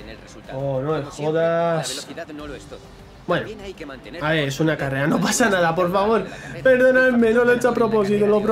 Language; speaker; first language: Spanish; native; Spanish